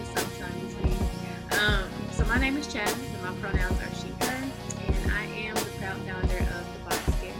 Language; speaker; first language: English; native; English